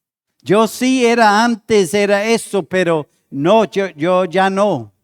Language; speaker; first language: Spanish; non-native, fluent; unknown